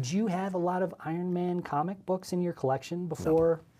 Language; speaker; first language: English; native; English